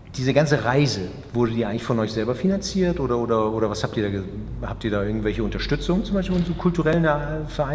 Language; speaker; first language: German; native; German